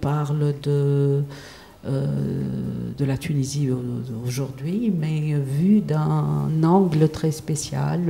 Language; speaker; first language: French; non-native, local second language; Arabic